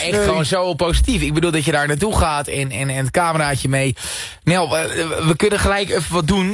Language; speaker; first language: Dutch; native; Dutch